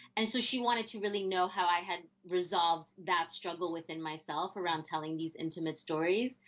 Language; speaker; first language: English; early bilingual, other home language; Spanish